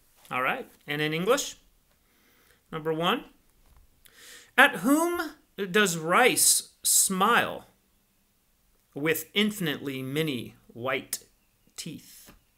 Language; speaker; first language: English; native; English